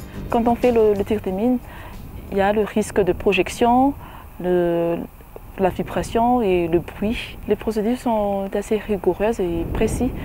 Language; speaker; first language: French; non-native, local second language; Malagasy